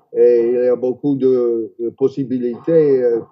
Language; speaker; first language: French; non-native, fluent; English